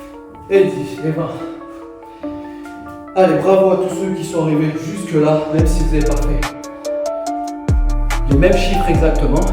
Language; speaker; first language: French; native; French